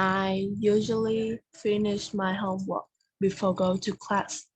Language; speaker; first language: English; non-native, learner; Vietnamese